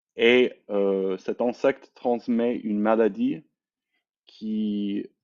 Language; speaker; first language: French; non-native, fluent; English